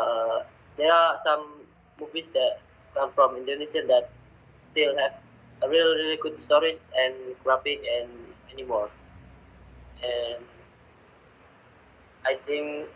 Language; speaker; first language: English; non-native, learner; Indonesian